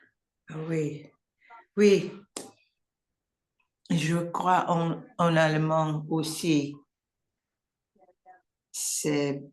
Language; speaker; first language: French; non-native, learner; English